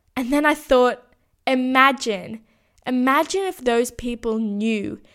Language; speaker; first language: English; native; English